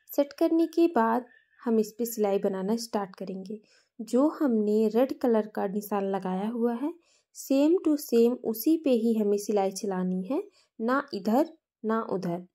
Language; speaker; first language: Hindi; native; Hindi